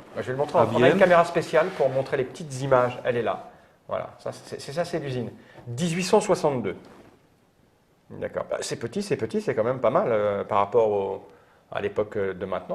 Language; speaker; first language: French; native; French